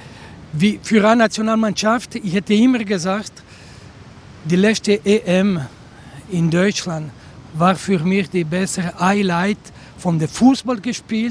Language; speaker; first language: German; non-native, local second language; Italian